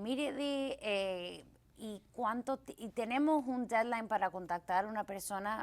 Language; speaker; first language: Spanish; early bilingual, heritage; Spanish